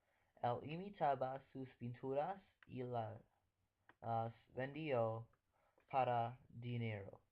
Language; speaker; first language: Spanish; non-native, learner; English